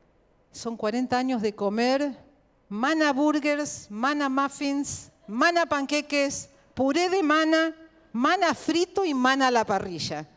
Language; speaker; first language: Spanish; native; Spanish